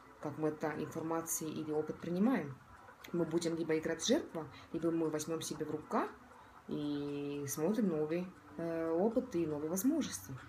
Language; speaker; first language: Russian; non-native, local second language; Estonian